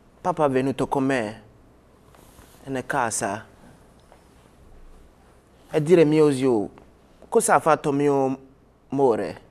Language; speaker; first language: Italian; non-native, learner; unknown